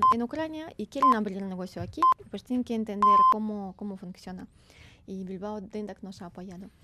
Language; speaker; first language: Spanish; non-native, fluent; Ukrainian